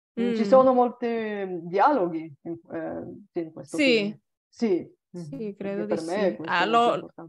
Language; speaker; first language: Italian; non-native, learner; Bulgarian